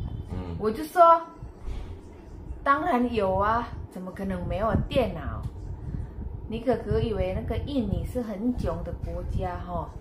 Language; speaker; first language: Chinese; non-native, fluent; Indonesian